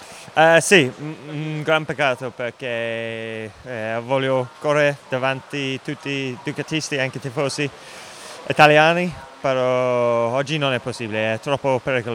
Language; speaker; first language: Italian; non-native, fluent; English